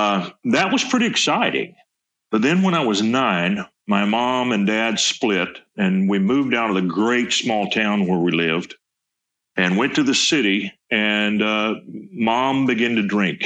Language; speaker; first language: English; native; English